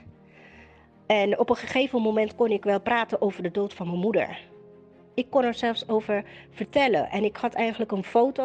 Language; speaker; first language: Dutch; native; Dutch